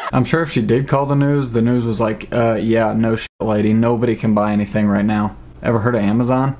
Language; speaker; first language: English; native; English